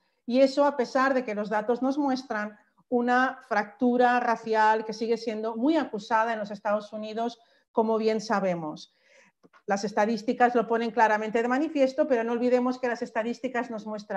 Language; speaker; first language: Spanish; native; Spanish